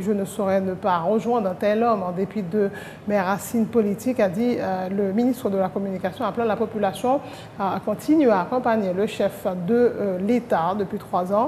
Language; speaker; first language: French; non-native, local second language; Haitian Creole